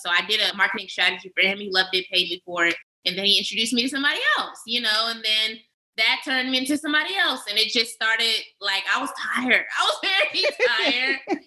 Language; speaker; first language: English; native; English